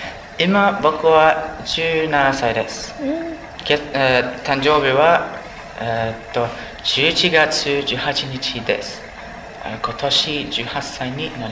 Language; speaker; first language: Japanese; non-native, learner; English